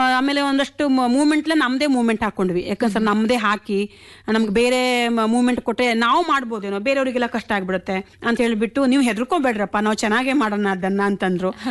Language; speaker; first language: Kannada; non-native, local second language; Konkani